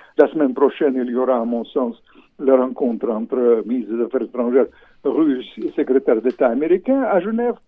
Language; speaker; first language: French; non-native, fluent; Russian